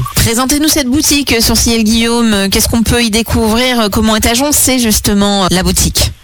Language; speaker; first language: French; native; French